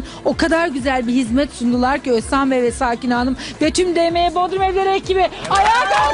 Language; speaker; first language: Turkish; native; Turkish